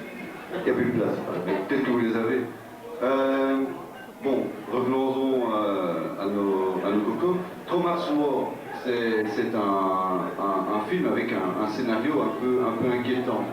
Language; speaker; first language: French; native; French